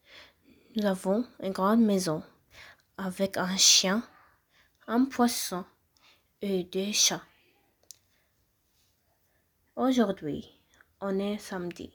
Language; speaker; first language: French; non-native, learner; Arabic